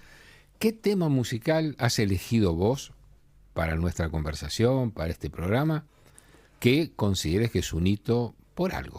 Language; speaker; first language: Spanish; native; Spanish